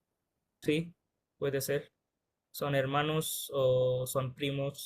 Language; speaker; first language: Spanish; non-native, fluent; Bangla